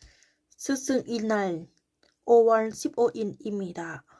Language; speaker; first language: Korean; non-native, learner; Thai